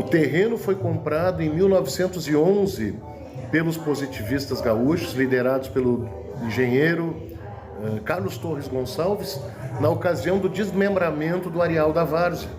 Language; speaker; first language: Portuguese; native; Portuguese